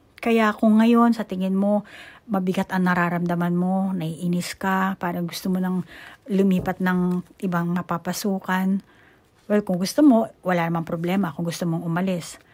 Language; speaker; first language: Filipino; native; Filipino